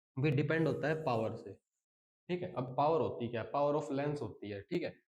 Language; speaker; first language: Hindi; native; Hindi